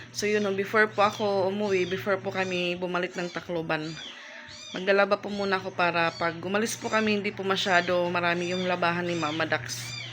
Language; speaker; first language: Filipino; non-native, local second language; Waray